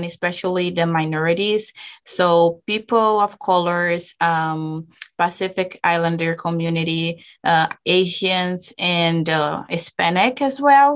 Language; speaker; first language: English; non-native, fluent; Portuguese